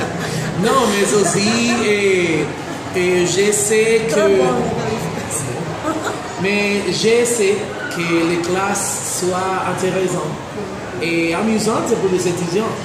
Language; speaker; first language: French; non-native, learner; Spanish